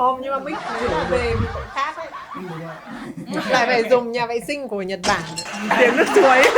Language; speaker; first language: Vietnamese; non-native, fluent; Russian